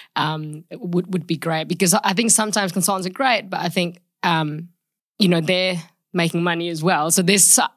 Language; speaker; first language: English; early bilingual, other home language; Indonesian